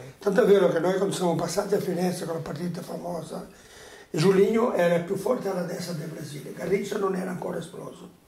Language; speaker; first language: Italian; non-native, fluent; Portuguese